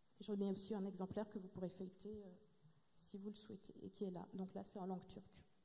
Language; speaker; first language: French; native; French